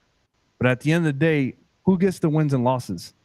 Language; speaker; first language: English; native; English